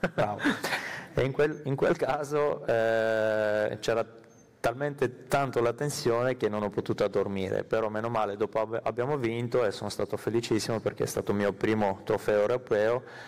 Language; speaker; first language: Italian; non-native, fluent; Armenian